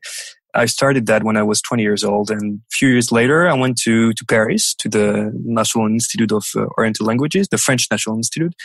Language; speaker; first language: English; non-native, fluent; French